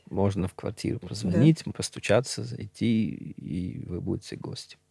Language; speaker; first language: Russian; non-native, local second language; Shughni